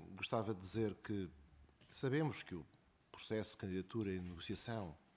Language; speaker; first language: Portuguese; native; Portuguese